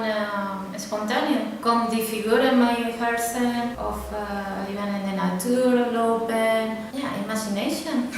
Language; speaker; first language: Dutch; non-native, learner; Spanish